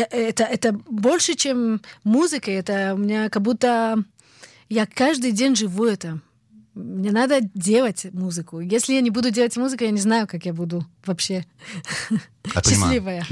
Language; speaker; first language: Russian; early bilingual, heritage; Hebrew